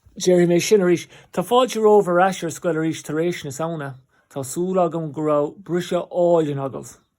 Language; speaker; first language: Irish; native; Irish